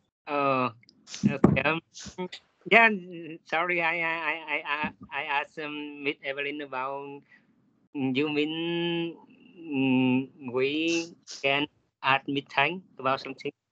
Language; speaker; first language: English; non-native, learner; Vietnamese